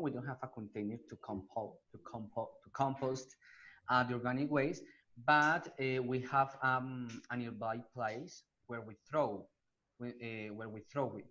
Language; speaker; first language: English; non-native, learner; Spanish